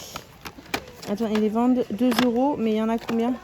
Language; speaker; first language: French; native; French